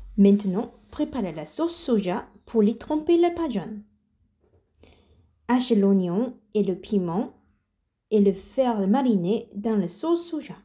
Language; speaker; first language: French; non-native, learner; Korean